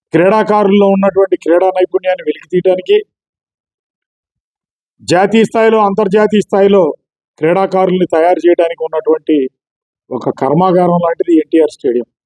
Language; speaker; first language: Telugu; native; Telugu